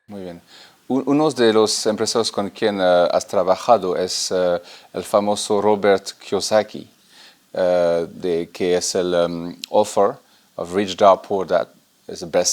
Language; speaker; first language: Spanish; non-native, fluent; French